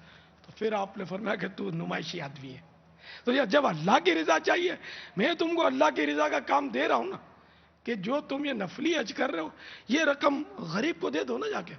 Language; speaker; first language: Urdu; native; Urdu